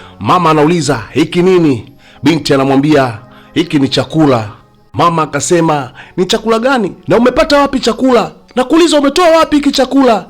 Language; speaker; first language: Swahili; native; Swahili